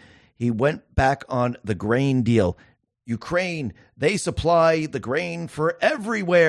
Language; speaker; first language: English; native; English